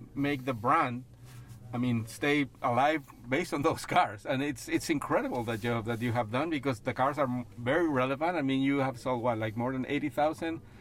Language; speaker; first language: English; non-native, fluent; Spanish